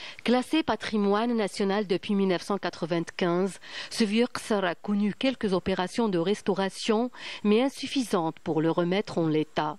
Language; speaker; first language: French; non-native, local second language; Arabic